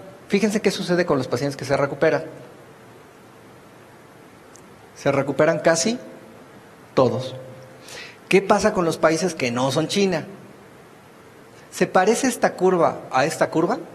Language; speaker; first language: Spanish; native; Spanish